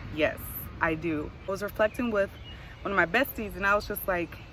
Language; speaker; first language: English; native; English